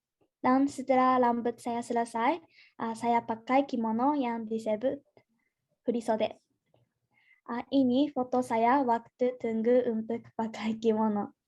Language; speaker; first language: Indonesian; non-native, learner; Japanese